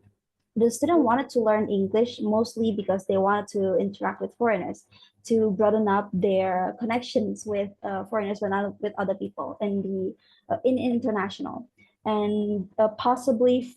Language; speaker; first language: English; non-native, fluent; Indonesian